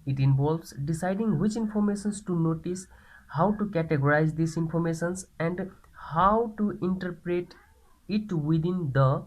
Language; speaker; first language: English; non-native, local second language; Nepali